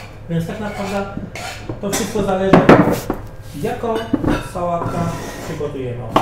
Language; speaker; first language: Polish; non-native, fluent; Arabic